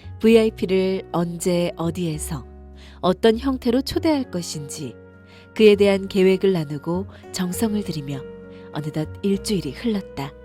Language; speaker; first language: Korean; native; Korean